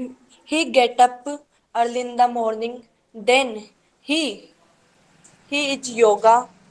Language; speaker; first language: English; non-native, learner; Hindi